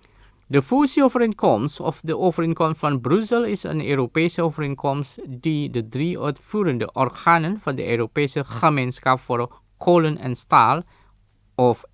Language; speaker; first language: Dutch; non-native, fluent; Indonesian